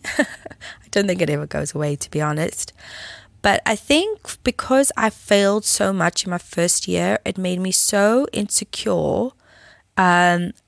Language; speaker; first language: English; native; English